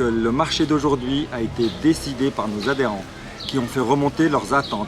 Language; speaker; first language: French; native; French